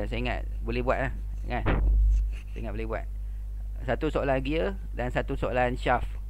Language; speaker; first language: Malay; native; Malay